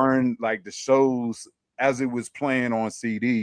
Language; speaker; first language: English; native; English